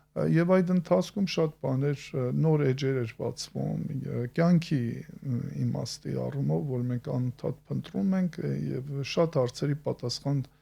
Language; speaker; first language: Armenian; native; Armenian